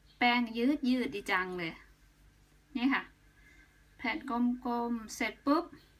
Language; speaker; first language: Thai; native; Thai